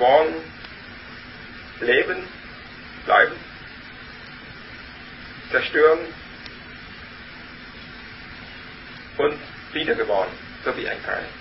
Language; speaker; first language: German; non-native, learner; Vietnamese